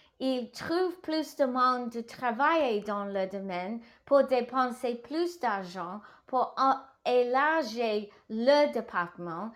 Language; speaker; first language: French; non-native, learner; English